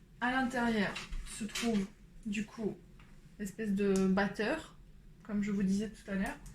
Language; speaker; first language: French; early bilingual, other home language; Polish